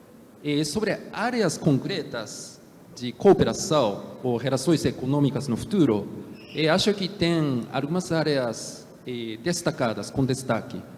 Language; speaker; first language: Portuguese; non-native, fluent; Japanese